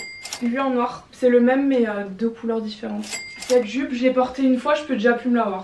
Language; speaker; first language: French; native; French